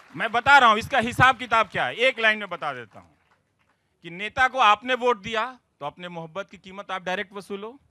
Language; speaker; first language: Hindi; non-native, local second language; Bhojpuri